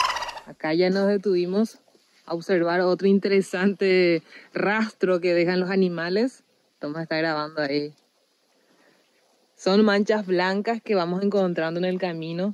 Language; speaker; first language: Spanish; native; Spanish